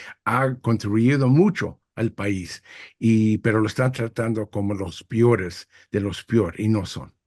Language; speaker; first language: Spanish; early bilingual, heritage; English